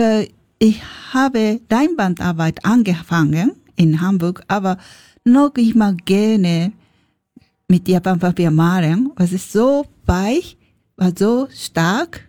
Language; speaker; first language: German; non-native, learner; Japanese